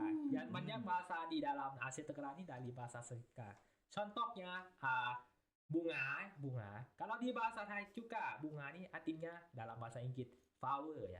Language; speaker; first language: Indonesian; non-native, learner; Thai